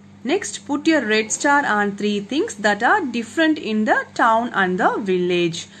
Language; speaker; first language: English; non-native, local second language; Tamil